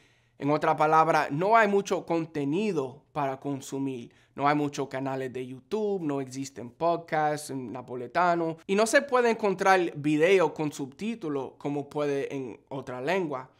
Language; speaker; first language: Spanish; non-native, fluent; English